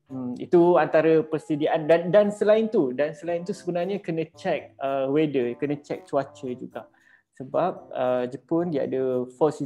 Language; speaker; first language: Malay; native; Malay